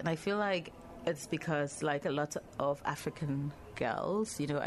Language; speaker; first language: English; non-native, local second language; Akan